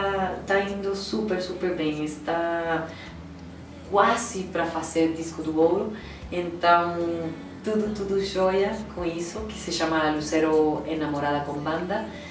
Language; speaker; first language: Portuguese; non-native, fluent; Spanish